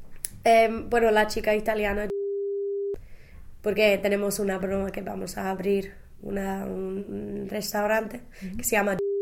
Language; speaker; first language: Spanish; non-native, fluent; English